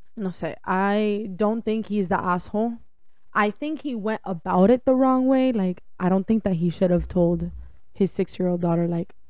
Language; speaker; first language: English; early bilingual, other home language; Spanish